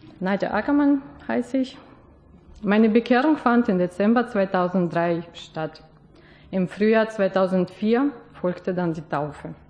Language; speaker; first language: German; non-native, fluent; Russian